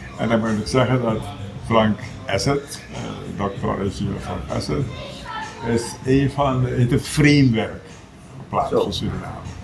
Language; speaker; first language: Dutch; native; Dutch